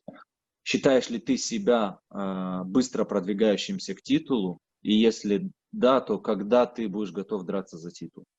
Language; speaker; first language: Russian; native; Russian